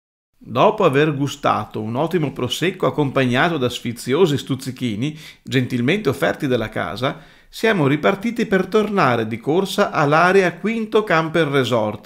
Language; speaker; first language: Italian; native; Italian